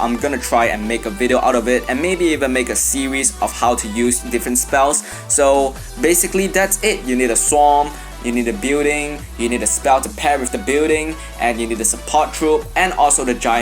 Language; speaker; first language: English; non-native, fluent; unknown